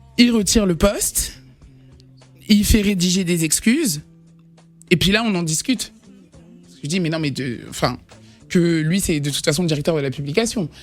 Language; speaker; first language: French; native; French